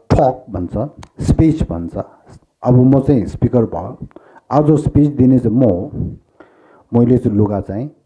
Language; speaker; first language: Nepali; non-native, local second language; Tibetan